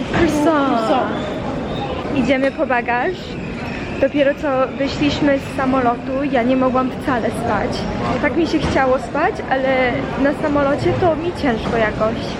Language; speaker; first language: Polish; early bilingual, heritage; Polish